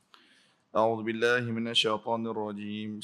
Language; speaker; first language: Malay; native; Malay